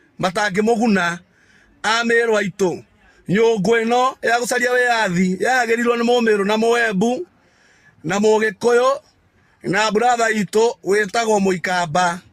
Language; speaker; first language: Kikuyu; non-native, local second language; Meru